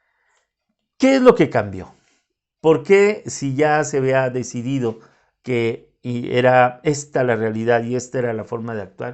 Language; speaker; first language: Spanish; native; Spanish